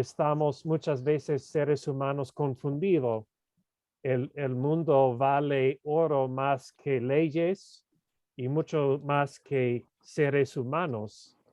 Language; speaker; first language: Spanish; non-native, fluent; English